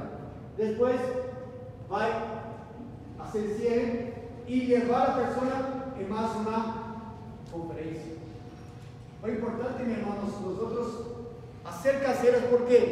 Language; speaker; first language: Spanish; non-native, learner; Portuguese